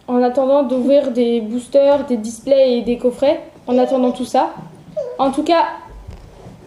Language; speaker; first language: French; native; French